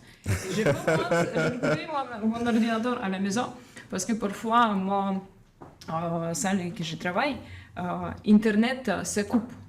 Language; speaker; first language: French; non-native, learner; Ukrainian